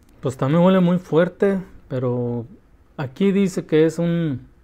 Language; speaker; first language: Spanish; early bilingual, heritage; Spanish